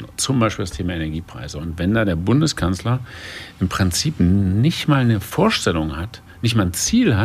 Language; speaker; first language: German; native; German